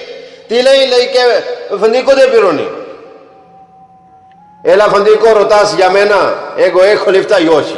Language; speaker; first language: Greek; non-native, learner; Punjabi